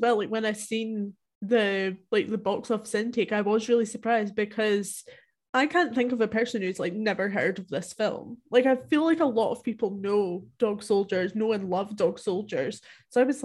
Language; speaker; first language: English; native; English